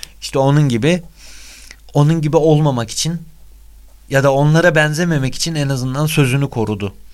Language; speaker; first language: Turkish; native; Turkish